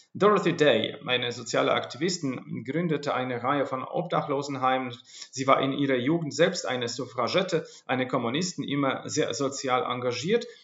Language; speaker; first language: German; non-native, fluent; Polish